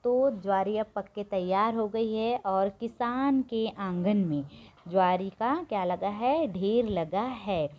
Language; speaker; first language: Hindi; non-native, local second language; Marathi